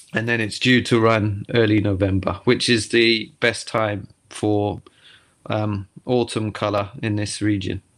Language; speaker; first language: English; native; English